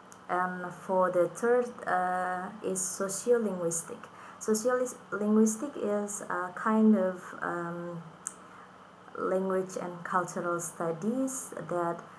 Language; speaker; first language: English; non-native, fluent; Indonesian